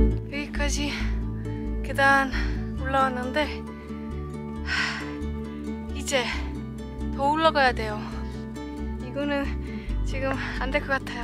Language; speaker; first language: Korean; non-native, fluent; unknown